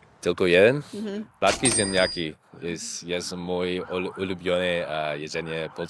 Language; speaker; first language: Polish; non-native, learner; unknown